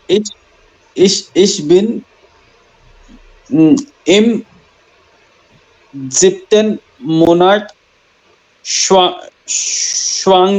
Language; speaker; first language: German; non-native, learner; Hindi